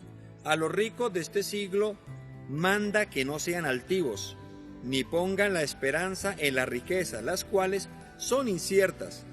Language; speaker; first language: Spanish; native; Spanish